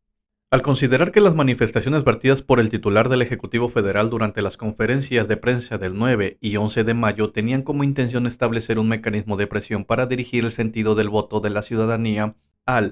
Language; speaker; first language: Spanish; native; Spanish